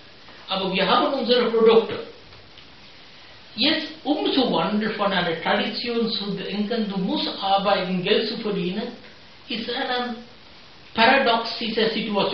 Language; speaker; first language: German; non-native, fluent; Sinhala